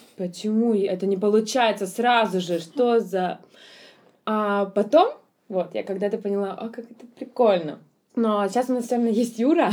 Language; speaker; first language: Russian; early bilingual, heritage; Russian